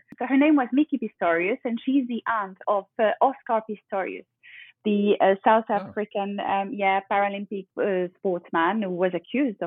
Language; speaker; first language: English; non-native, fluent; French